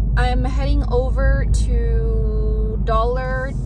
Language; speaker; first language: English; early bilingual, other home language; Spanish